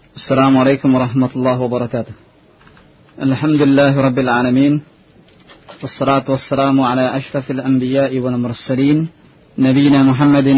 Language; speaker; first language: Arabic; non-native, fluent; Indonesian